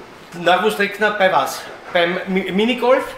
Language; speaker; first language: German; native; German